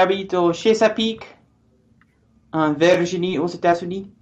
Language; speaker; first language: French; non-native, learner; English